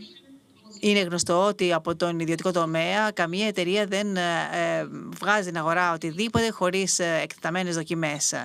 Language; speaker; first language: Greek; native; Greek